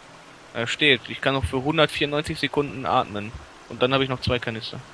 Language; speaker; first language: German; native; German